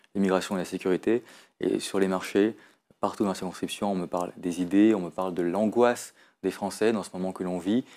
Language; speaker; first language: French; native; French